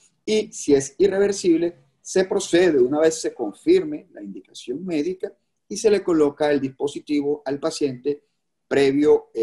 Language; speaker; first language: Spanish; native; Spanish